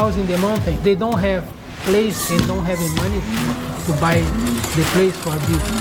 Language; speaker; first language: English; non-native, learner; Portuguese